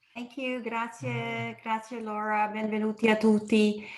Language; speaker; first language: Italian; early bilingual, heritage; Italian